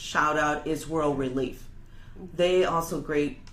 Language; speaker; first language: English; early bilingual, other home language; Spanish